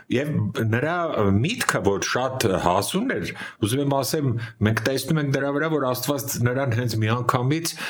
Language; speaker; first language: Armenian; native; Armenian